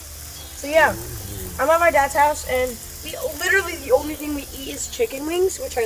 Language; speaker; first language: English; native; English